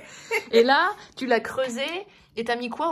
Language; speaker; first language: French; native; French